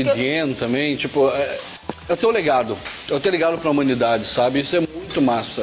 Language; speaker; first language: Portuguese; native; Portuguese